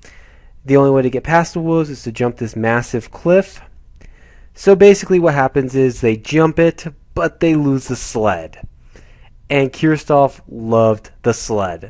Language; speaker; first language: English; native; English